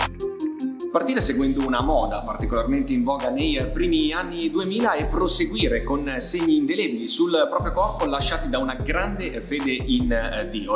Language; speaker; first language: Italian; native; Italian